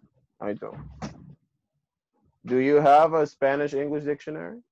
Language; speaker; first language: English; non-native, fluent; Spanish